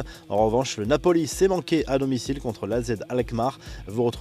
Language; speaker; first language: French; native; French